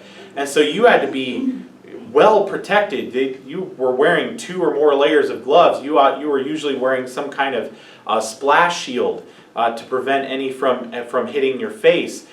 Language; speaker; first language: English; native; English